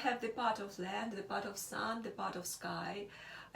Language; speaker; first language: English; non-native, learner; Russian